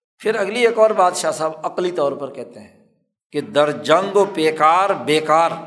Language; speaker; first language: Urdu; non-native, local second language; Punjabi